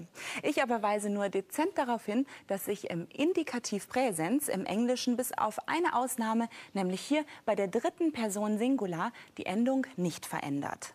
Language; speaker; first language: German; native; German